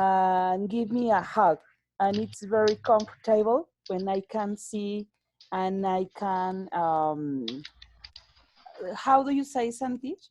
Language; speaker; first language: English; non-native, learner; Spanish